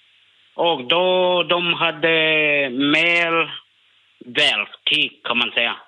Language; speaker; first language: Swedish; non-native, learner; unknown